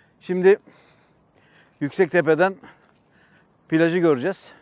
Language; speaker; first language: Turkish; native; Turkish